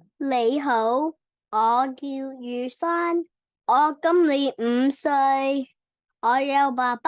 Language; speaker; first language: Cantonese; early bilingual, heritage; Cantonese